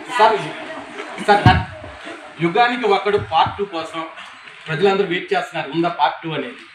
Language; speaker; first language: Telugu; native; Telugu